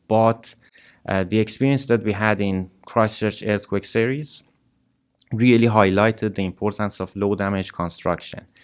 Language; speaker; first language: English; non-native, fluent; Persian